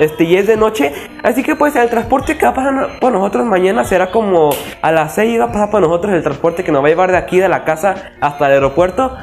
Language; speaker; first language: Spanish; early bilingual, heritage; Spanish